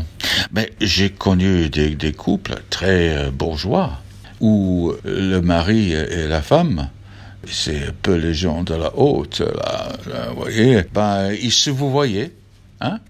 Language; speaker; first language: French; non-native, fluent; English